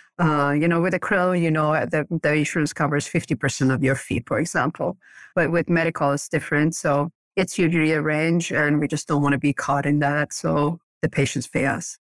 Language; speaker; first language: English; early bilingual, other home language; Persian